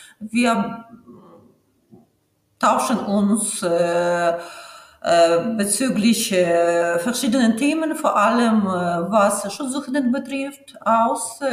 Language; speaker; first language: German; non-native, fluent; Ukrainian